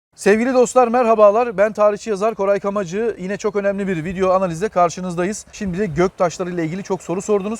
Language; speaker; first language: Turkish; native; Turkish